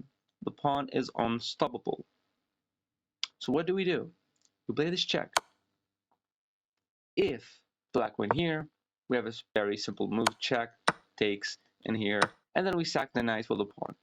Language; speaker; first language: English; non-native, fluent; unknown